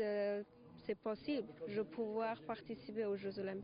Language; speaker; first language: French; non-native, learner; Persian